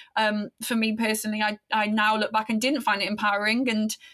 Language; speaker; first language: English; native; English